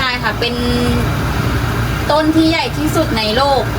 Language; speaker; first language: Thai; native; Thai